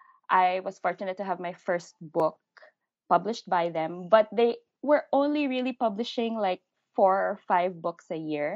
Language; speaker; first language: English; native; English